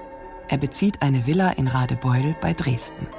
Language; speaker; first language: German; native; German